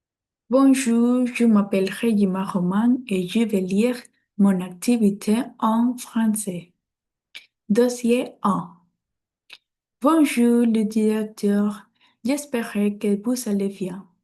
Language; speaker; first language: French; non-native, learner; Spanish